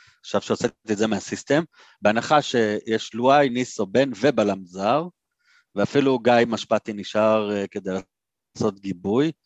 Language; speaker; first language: Hebrew; native; Hebrew